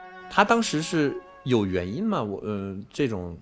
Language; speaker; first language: Chinese; non-native, fluent; English